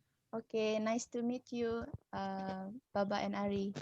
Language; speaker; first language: English; non-native, learner; Indonesian